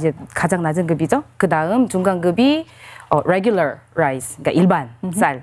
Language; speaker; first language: Korean; non-native, fluent; Filipino